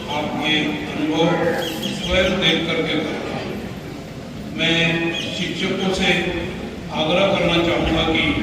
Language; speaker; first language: Hindi; native; Hindi